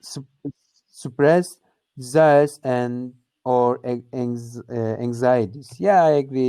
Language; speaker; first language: English; non-native, learner; Turkish